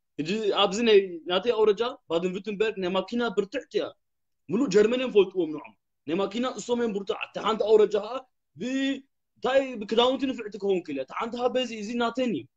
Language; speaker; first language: Tigrinya; early bilingual, heritage; Tigrinya